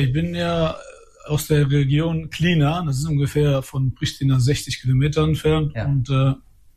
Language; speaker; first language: German; early bilingual, other home language; Albanian